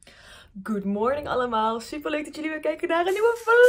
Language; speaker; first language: Dutch; native; Dutch